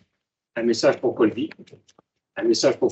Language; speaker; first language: French; native; French